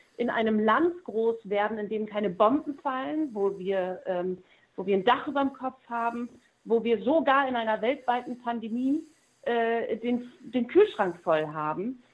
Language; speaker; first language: German; native; German